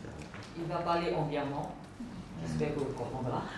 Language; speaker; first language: French; non-native, learner; Burmese